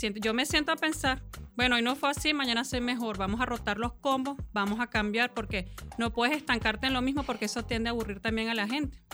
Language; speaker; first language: Spanish; early bilingual, other home language; Portuguese